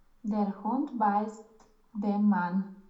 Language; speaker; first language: German; non-native, learner; Romanian